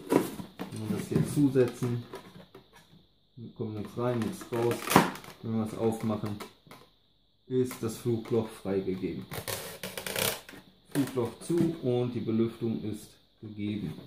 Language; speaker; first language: German; native; German